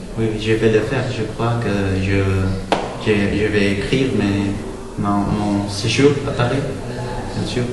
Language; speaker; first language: French; non-native, learner; Spanish